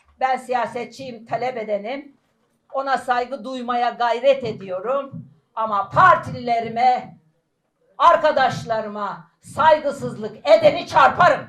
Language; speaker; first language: Turkish; native; Turkish